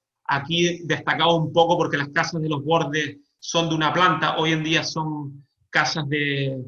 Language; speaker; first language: Spanish; native; Spanish